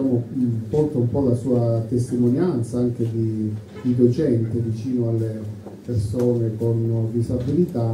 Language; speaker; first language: Italian; native; Italian